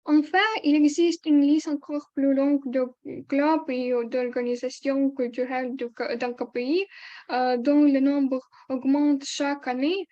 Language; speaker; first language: French; non-native, learner; Ukrainian